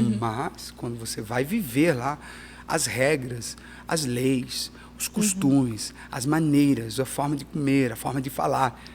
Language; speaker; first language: Portuguese; early bilingual, heritage; Portuguese